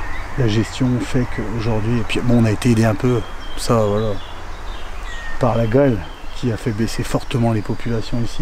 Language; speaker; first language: French; native; French